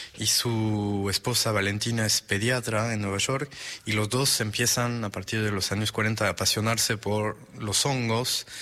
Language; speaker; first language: Spanish; non-native, fluent; French